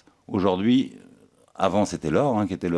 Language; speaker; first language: French; native; French